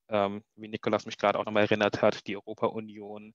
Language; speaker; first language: German; native; German